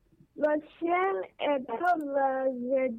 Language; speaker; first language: French; non-native, learner; English